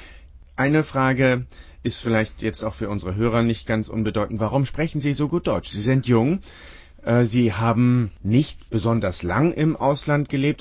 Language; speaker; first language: German; native; German